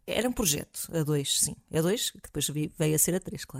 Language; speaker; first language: Portuguese; native; Portuguese